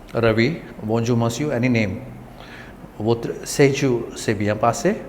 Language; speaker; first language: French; non-native, learner; Hindi